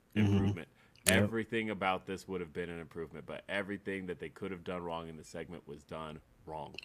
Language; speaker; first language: English; native; English